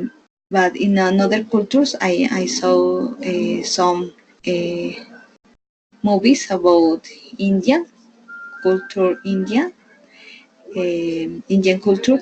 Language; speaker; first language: English; non-native, learner; Spanish